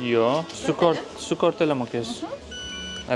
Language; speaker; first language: Lithuanian; non-native, learner; Turkish